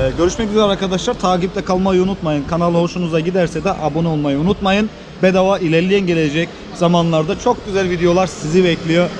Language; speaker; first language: Turkish; early bilingual, heritage; Turkish